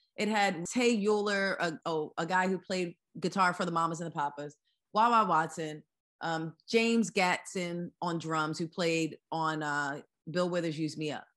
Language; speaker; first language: English; native; English